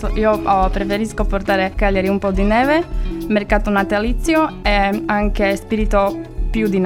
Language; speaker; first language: Italian; non-native, learner; Slovak